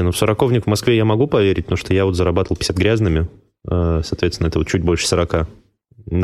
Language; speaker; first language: Russian; native; Russian